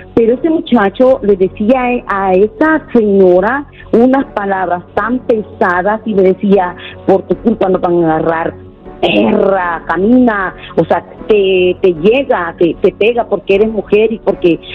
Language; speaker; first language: Spanish; native; Spanish